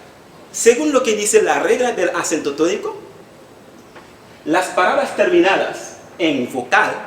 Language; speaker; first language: Spanish; non-native, fluent; Haitian Creole